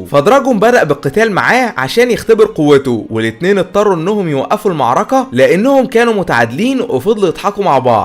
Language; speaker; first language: Arabic; native; Arabic